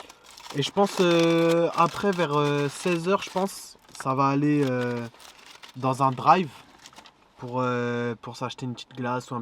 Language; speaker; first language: French; native; French